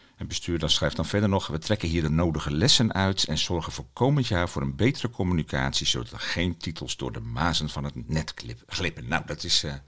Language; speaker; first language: Dutch; native; Dutch